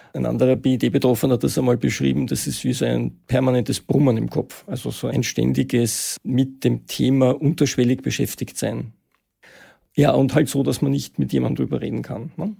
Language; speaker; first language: German; native; German